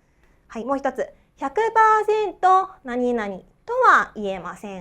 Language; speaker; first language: Japanese; non-native, fluent; Chinese